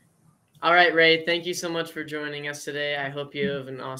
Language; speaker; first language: English; native; English